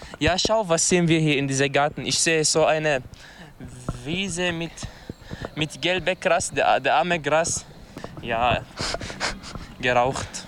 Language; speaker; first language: German; non-native, learner; Arabic